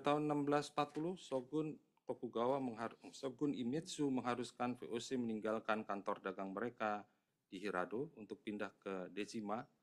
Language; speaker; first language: Indonesian; native; Indonesian